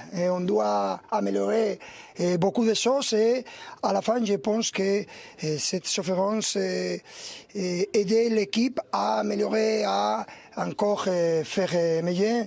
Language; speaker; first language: French; non-native, learner; Spanish